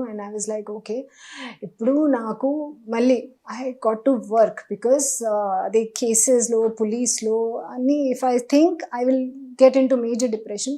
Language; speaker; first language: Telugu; non-native, learner; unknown